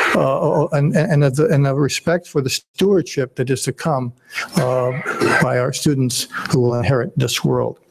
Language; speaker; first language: English; native; English